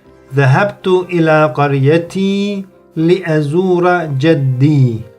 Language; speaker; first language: Arabic; non-native, fluent; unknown